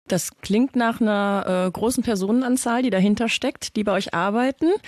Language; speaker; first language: German; native; German